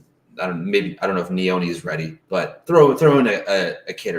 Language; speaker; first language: English; native; English